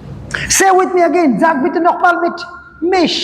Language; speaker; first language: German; non-native, fluent; Bangla